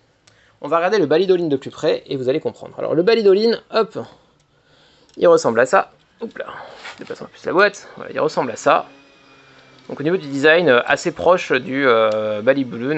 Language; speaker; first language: French; native; French